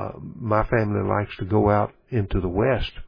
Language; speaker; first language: English; native; English